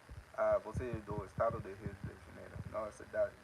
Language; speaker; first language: Portuguese; non-native, fluent; English